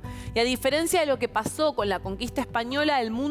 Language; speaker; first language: Spanish; native; Spanish